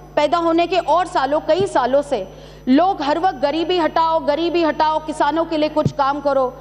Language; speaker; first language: Hindi; non-native, local second language; Marathi